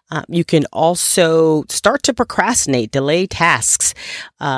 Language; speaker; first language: English; native; English